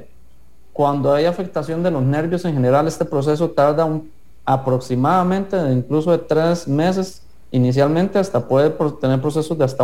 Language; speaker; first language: Spanish; native; Spanish